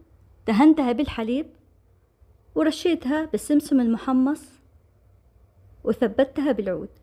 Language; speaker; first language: Arabic; native; Arabic